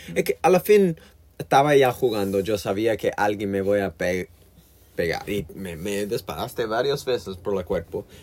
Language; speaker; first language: Spanish; non-native, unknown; English